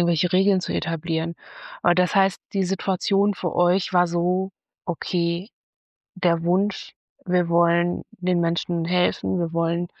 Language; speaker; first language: German; native; German